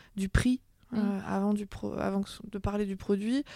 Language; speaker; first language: French; native; French